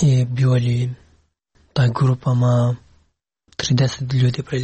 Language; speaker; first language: Serbian; non-native, learner; Pashto